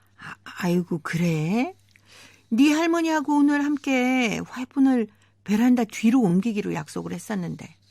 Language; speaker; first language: Korean; native; Korean